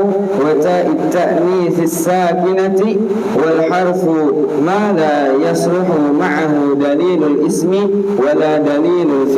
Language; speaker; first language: Arabic; non-native, learner; Indonesian